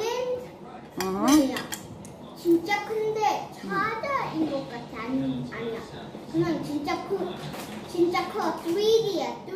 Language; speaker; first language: Korean; early bilingual, heritage; Korean